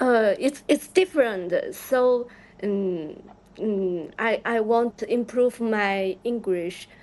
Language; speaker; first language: English; non-native, learner; Chinese